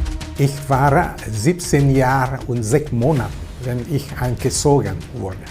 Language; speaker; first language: German; non-native, learner; Vietnamese